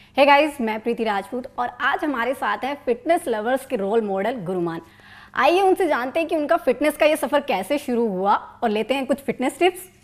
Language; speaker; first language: Hindi; native; Hindi